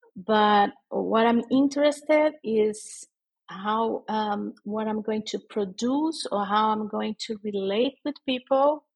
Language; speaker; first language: English; non-native, fluent; Portuguese